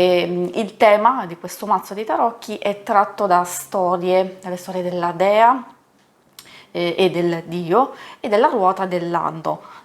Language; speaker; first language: Italian; native; Italian